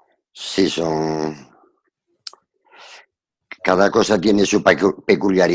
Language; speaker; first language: Spanish; native; Spanish